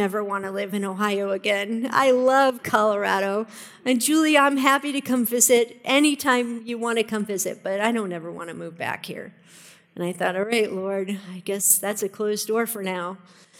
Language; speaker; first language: English; native; English